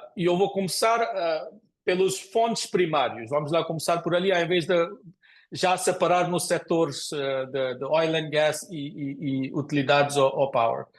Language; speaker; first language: Portuguese; non-native, fluent; Konkani